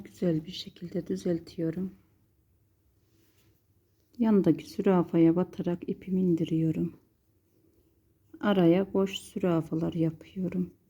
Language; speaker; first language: Turkish; native; Turkish